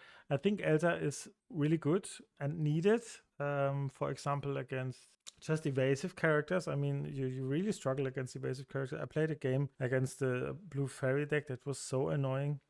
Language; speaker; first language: English; non-native, fluent; German